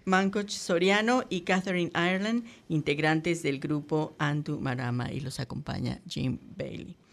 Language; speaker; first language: Spanish; native; Spanish